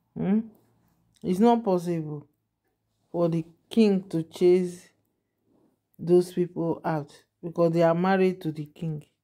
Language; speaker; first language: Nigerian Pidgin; non-native, local second language; Yoruba